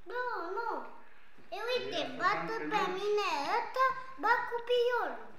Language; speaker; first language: Romanian; non-native, learner; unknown